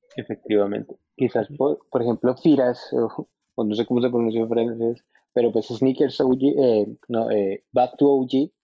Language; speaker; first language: Spanish; native; Spanish